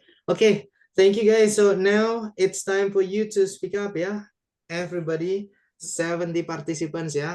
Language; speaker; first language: English; non-native, fluent; Indonesian